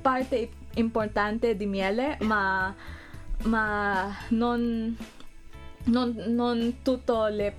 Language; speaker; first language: Italian; non-native, learner; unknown